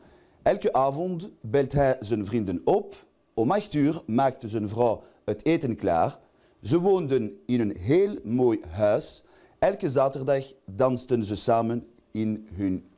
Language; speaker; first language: Dutch; non-native, local second language; French